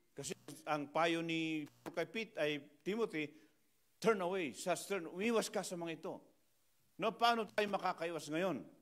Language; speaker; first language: Filipino; non-native, local second language; Iloko